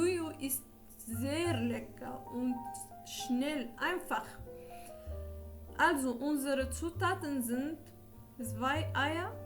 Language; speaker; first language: German; non-native, learner; Arabic